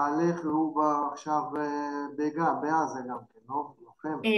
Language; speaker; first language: Hebrew; non-native, fluent; Portuguese